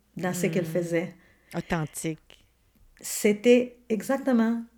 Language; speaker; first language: French; non-native, fluent; Spanish